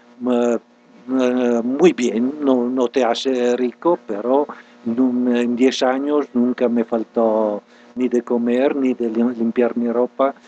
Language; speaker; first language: Spanish; non-native, fluent; Italian